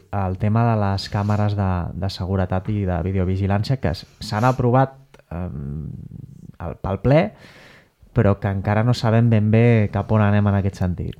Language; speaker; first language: Catalan; native; Catalan